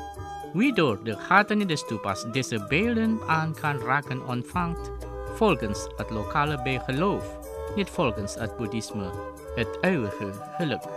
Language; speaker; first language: Dutch; non-native, fluent; Indonesian